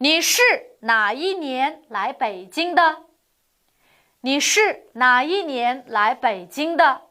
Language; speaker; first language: Chinese; non-native, fluent; Uyghur